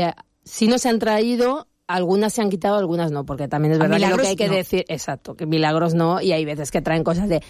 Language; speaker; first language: Spanish; native; Spanish